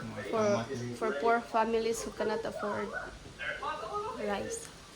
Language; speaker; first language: English; non-native, local second language; Cebuano